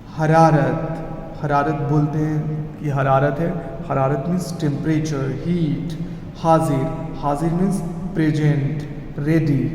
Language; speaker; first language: Hindi; native; Hindi